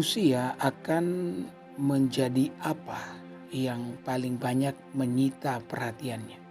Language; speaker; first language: Indonesian; native; Indonesian